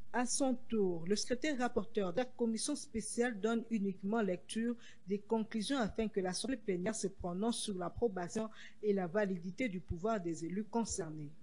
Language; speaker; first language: French; non-native, local second language; Lingala